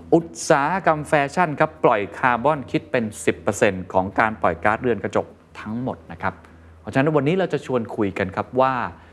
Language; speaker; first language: Thai; native; Thai